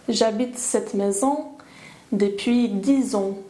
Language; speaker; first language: French; non-native, fluent; Polish